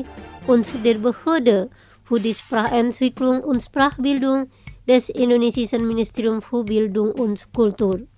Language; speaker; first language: German; non-native, fluent; Indonesian